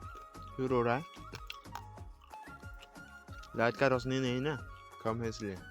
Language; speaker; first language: Hindi; non-native, local second language; Chakma